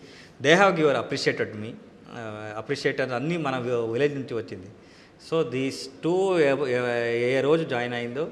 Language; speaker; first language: Telugu; non-native, local second language; Kannada